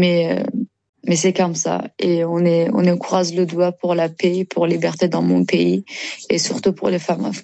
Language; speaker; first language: French; non-native, learner; Persian